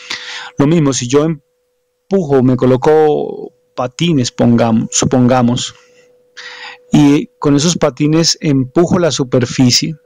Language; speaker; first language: Spanish; native; Spanish